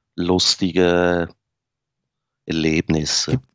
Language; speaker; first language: German; native; German